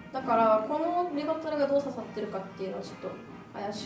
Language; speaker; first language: Japanese; native; Japanese